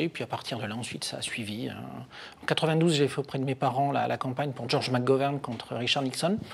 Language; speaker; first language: French; native; French